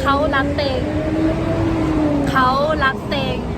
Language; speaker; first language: Korean; non-native, learner; Thai